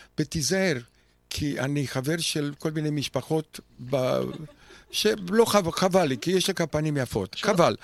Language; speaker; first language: Hebrew; non-native, fluent; Romanian